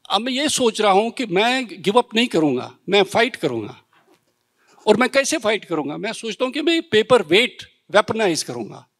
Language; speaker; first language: Hindi; native; Hindi